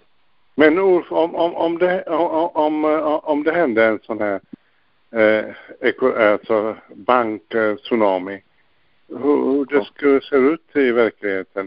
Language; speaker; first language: Swedish; non-native, fluent; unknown